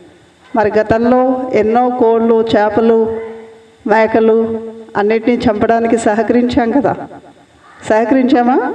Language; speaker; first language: Telugu; native; Telugu